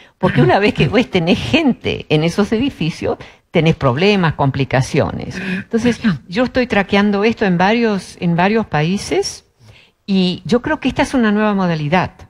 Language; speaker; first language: Spanish; early bilingual, other home language; Dutch